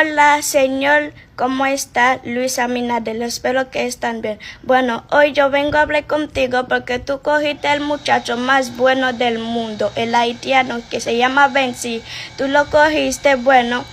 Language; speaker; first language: Spanish; non-native, fluent; Haitian Creole